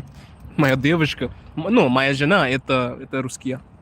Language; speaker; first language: Russian; non-native, learner; Shona